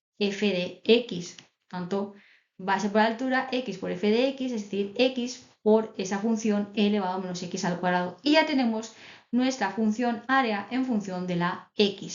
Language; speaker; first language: Spanish; native; Spanish